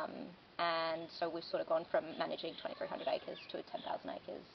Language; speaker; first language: English; native; English